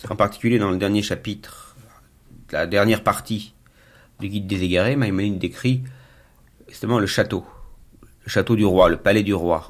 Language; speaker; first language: French; native; French